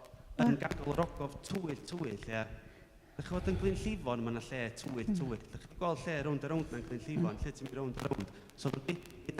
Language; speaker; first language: Welsh; native; Welsh